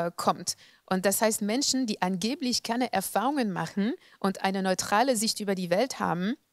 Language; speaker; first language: German; non-native, fluent; French